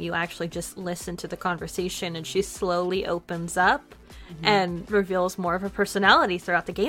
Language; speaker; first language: English; native; English